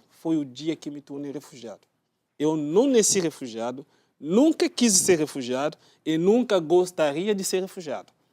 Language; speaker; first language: Portuguese; non-native, learner; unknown